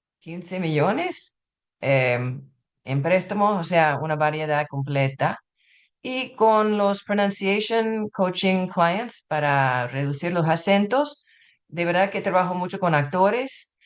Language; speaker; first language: Spanish; non-native, fluent; English